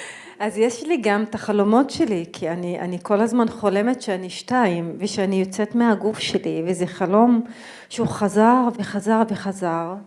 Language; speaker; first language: Hebrew; non-native, local second language; Arabic